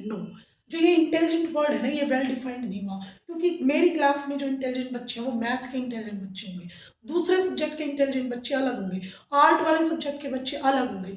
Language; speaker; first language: Hindi; native; Hindi